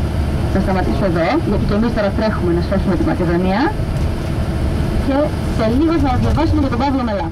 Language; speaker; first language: Greek; native; Greek